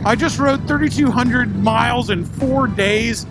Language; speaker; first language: English; native; English